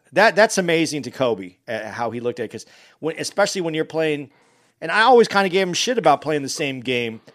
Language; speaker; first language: English; native; English